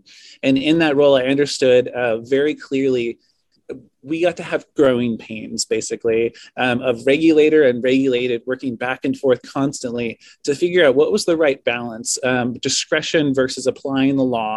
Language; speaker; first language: English; native; English